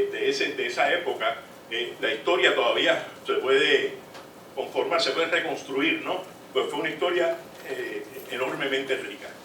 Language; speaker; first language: Spanish; native; Spanish